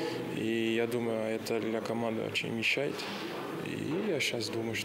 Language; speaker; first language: Russian; non-native, learner; Portuguese